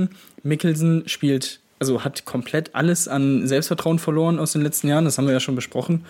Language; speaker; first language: German; native; German